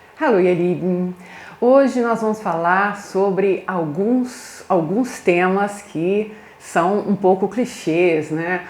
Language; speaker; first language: Portuguese; native; Portuguese